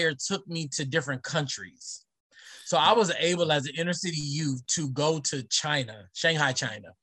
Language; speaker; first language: English; native; English